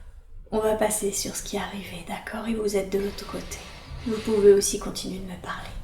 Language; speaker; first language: French; native; French